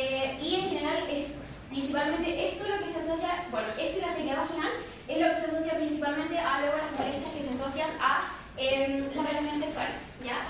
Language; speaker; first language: Spanish; native; Spanish